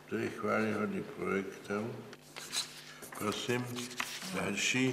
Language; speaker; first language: Czech; early bilingual, heritage; Czech